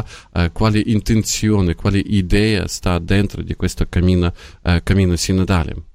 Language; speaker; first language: Italian; non-native, fluent; Ukrainian